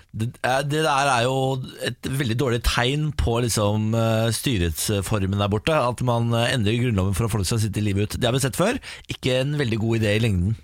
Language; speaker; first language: Norwegian; native; Norwegian